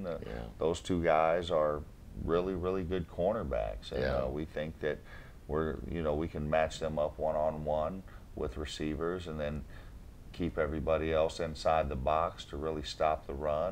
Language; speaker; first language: English; native; English